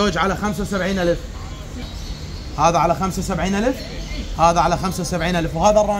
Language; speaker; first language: Arabic; native; Arabic